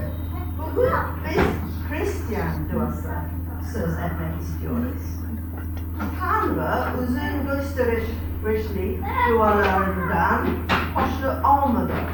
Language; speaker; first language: Turkish; non-native, fluent; English